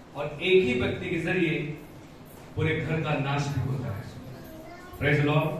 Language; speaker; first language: Hindi; non-native, local second language; Marathi